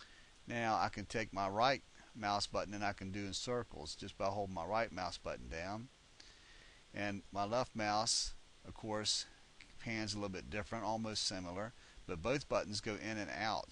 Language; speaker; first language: English; native; English